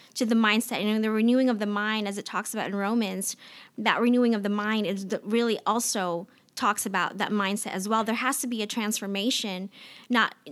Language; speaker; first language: English; non-native, local second language; Filipino